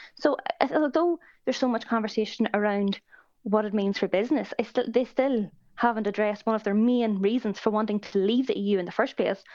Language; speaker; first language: English; native; English